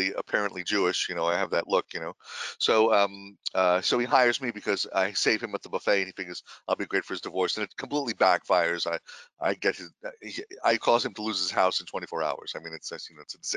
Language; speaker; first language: English; native; English